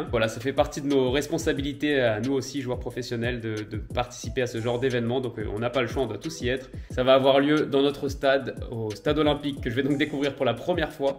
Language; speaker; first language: French; native; French